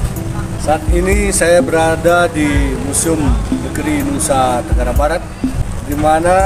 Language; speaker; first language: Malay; non-native, local second language; Sasak